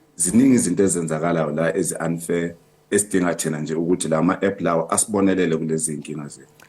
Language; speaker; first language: Zulu; native; Zulu